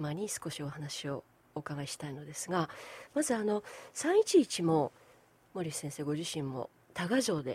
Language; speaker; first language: Japanese; native; Japanese